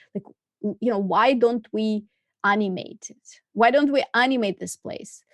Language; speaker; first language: English; non-native, fluent; Russian